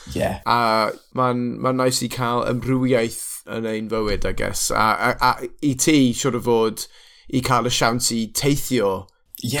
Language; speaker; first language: Welsh; non-native, local second language; English